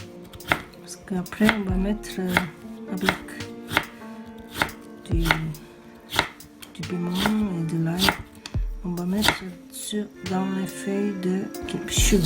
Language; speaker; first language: French; non-native, fluent; Korean